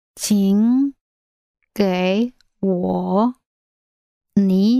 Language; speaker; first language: Chinese; non-native, learner; English